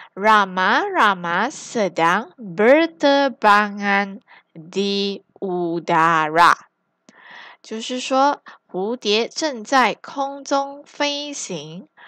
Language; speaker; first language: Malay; non-native, local second language; Chinese